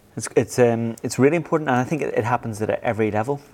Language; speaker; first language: English; native; English